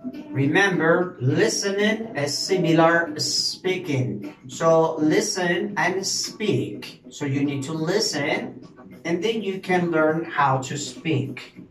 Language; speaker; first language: English; non-native, fluent; Spanish